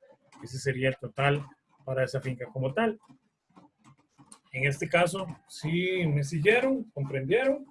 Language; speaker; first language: Spanish; native; Spanish